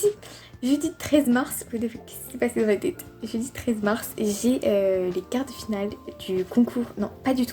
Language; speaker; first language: French; native; French